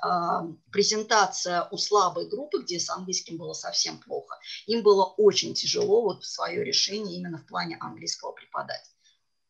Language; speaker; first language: Russian; native; Russian